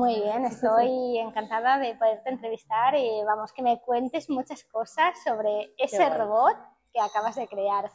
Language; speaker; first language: Spanish; native; Spanish